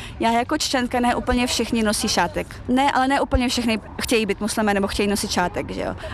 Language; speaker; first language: Czech; early bilingual, other home language; Chechen